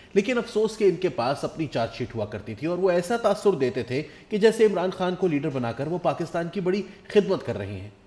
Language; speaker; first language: Urdu; non-native, local second language; Pashto